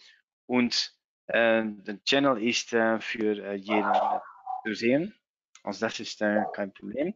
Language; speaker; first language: German; non-native, learner; Dutch